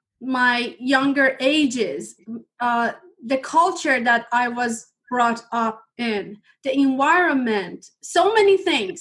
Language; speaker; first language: English; non-native, fluent; Persian